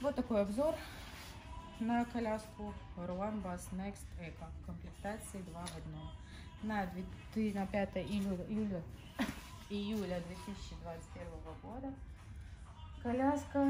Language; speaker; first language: Russian; native; Russian